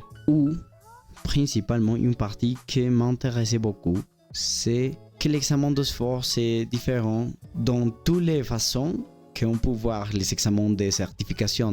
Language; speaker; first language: French; non-native, learner; Spanish